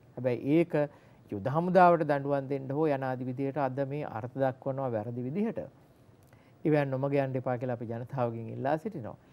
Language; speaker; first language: Sinhala; native; Sinhala